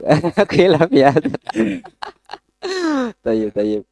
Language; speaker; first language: Arabic; non-native, learner; Indonesian